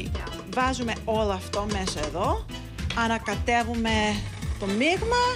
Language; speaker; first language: Greek; early bilingual, heritage; Greek